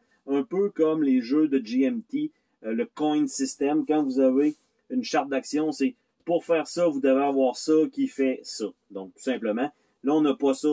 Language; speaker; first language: French; native; French